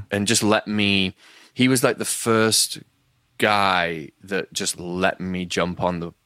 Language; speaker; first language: English; native; English